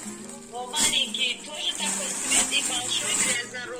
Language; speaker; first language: Russian; non-native, learner; Tajik